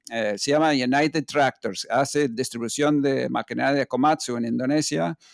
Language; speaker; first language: Spanish; non-native, fluent; English